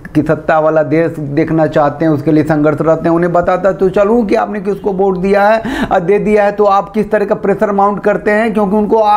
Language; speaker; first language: Hindi; native; Hindi